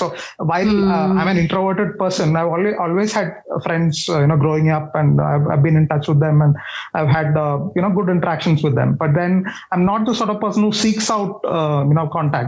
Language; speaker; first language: English; non-native, local second language; Malayalam